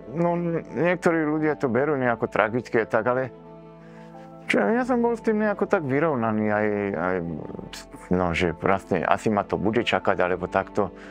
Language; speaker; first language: Slovak; native; Slovak